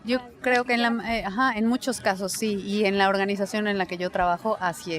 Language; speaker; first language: Spanish; native; Spanish